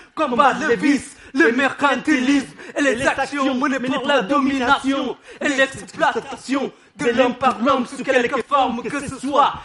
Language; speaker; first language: Spanish; non-native, fluent; Wolof